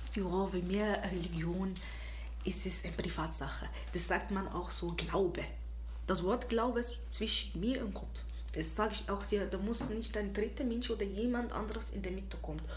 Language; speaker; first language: German; non-native, fluent; Arabic